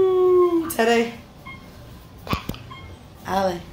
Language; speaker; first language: English; native; English